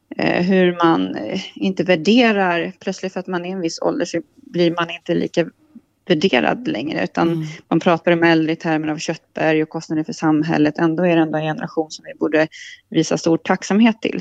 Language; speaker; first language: Swedish; native; Swedish